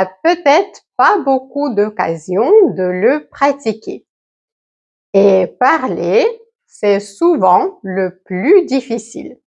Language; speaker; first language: French; native; French